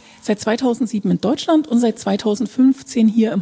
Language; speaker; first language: German; native; German